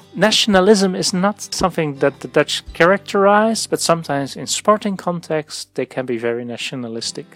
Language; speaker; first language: English; non-native, fluent; Dutch